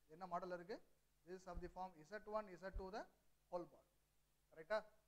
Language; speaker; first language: English; non-native, local second language; Tamil